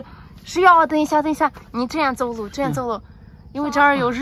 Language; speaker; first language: Chinese; non-native, fluent; Ukrainian